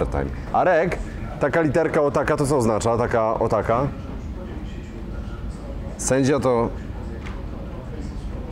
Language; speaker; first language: Polish; native; Polish